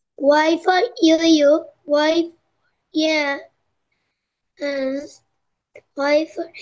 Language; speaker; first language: English; non-native, learner; Bangla